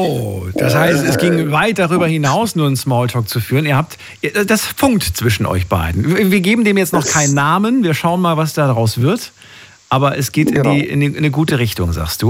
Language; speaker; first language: German; native; German